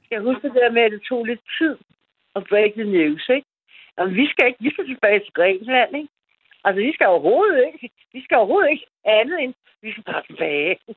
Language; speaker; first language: Danish; native; Danish